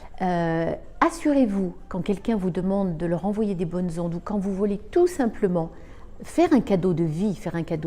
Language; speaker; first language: French; native; French